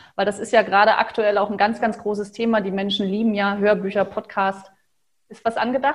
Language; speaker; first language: German; native; German